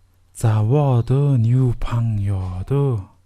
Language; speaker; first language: Chinese; non-native, fluent; Mongolian